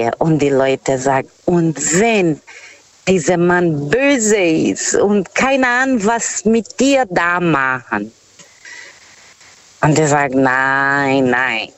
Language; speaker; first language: German; non-native, fluent; Portuguese